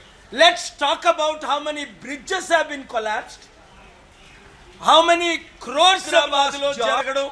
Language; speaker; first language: English; non-native, local second language; Telugu